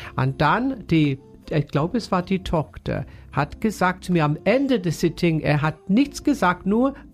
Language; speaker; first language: German; non-native, fluent; English